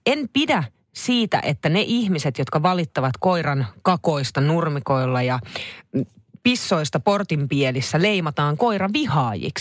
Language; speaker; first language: Finnish; native; Finnish